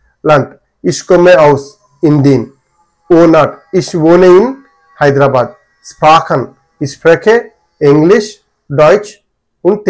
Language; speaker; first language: German; non-native, fluent; Telugu